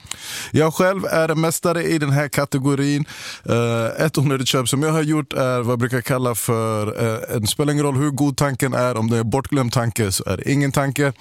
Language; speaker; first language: Swedish; native; Swedish